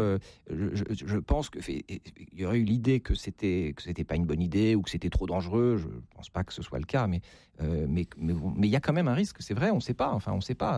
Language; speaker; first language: French; native; French